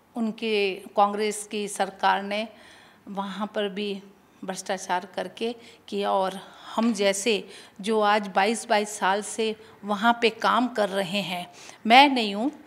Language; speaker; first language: Hindi; native; Hindi